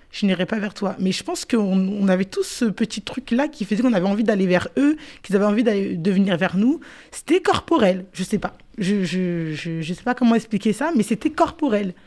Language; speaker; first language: French; native; French